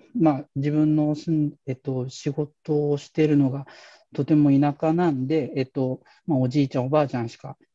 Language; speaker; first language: Japanese; native; Japanese